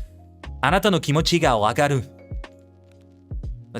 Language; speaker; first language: Japanese; non-native, learner; English